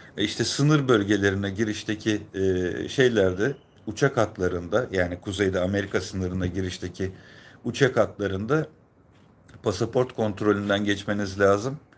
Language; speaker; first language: Turkish; native; Turkish